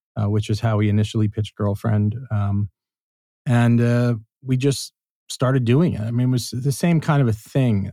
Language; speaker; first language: English; native; English